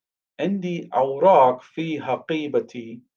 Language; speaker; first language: Arabic; non-native, fluent; English